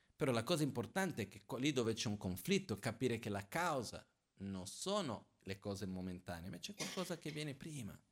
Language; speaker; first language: Italian; non-native, fluent; Portuguese